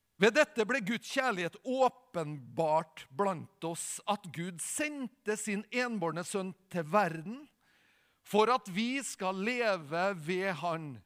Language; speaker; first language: Norwegian; native; Norwegian